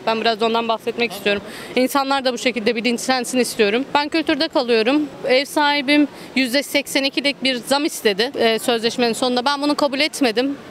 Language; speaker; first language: Turkish; early bilingual, heritage; Turkish